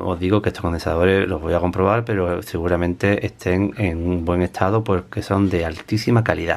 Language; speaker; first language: Spanish; native; Spanish